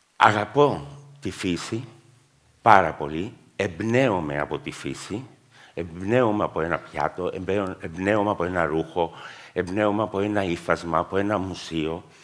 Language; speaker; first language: Greek; native; Greek